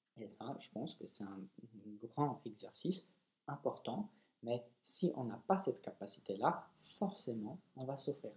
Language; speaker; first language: French; non-native, fluent; Polish